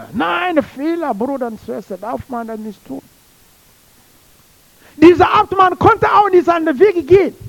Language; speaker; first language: German; non-native, learner; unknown